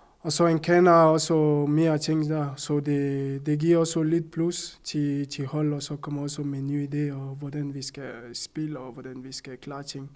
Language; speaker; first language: Danish; non-native, fluent; French